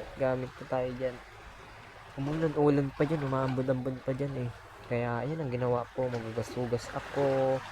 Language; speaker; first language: Filipino; native; Filipino